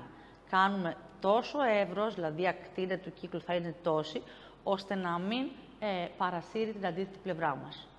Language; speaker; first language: Greek; native; Greek